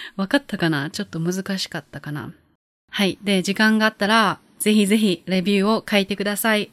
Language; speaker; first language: Japanese; native; Japanese